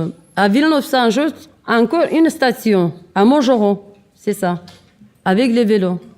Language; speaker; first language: French; non-native, learner; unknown